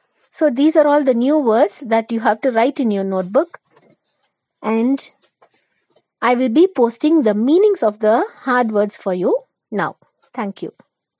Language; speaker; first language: English; non-native, local second language; Tamil